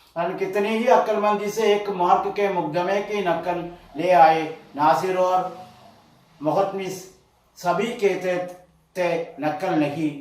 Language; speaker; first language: Hindi; non-native, local second language; Malayalam